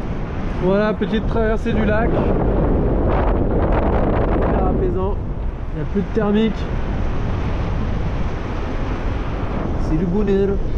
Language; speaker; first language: French; native; French